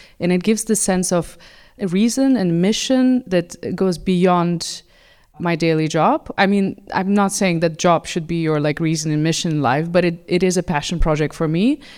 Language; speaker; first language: English; non-native, fluent; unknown